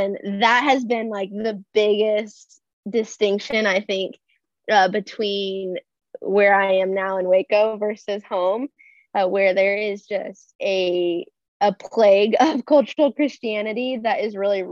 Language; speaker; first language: English; native; English